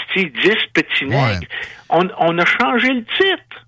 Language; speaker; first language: French; native; French